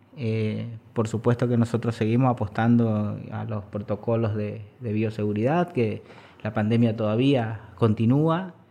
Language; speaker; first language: Spanish; native; Spanish